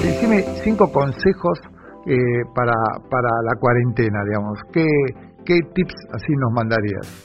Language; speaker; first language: Spanish; native; Spanish